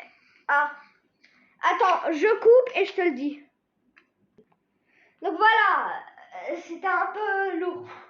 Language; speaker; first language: French; native; French